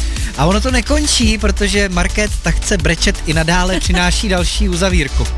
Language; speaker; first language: Czech; native; Czech